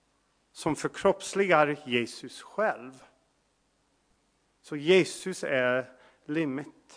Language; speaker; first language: Swedish; non-native, fluent; English